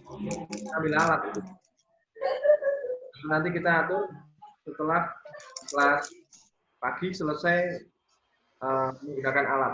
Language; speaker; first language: Indonesian; native; Indonesian